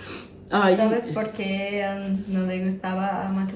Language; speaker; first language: Spanish; non-native, fluent; English